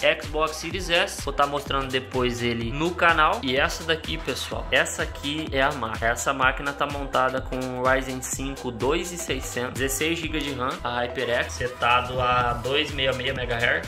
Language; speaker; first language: Portuguese; native; Portuguese